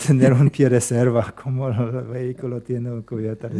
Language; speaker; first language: Spanish; non-native, local second language; Plautdietsch